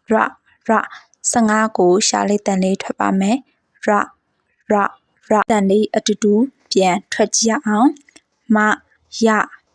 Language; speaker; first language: Burmese; non-native, local second language; Shan